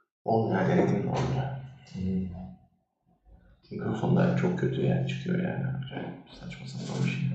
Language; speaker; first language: Turkish; early bilingual, heritage; Turkish